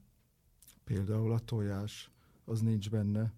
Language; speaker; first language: Hungarian; non-native, fluent; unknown